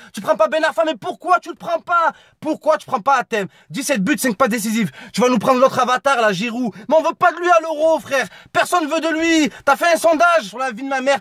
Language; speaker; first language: French; native; French